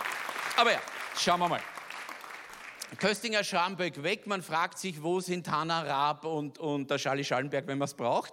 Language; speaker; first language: German; native; German